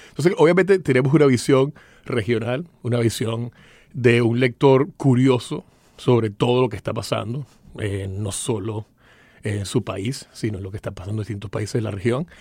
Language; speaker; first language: Spanish; native; Spanish